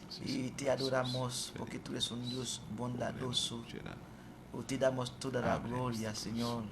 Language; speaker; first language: Spanish; non-native, fluent; Haitian Creole